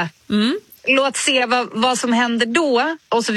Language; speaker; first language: Swedish; native; Swedish